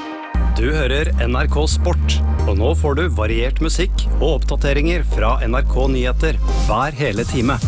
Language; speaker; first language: Norwegian; native; Norwegian